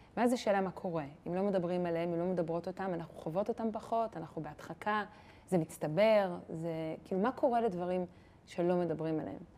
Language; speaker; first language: Hebrew; native; Hebrew